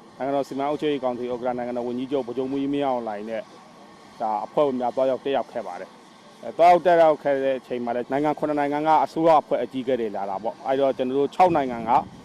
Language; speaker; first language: Burmese; native; Burmese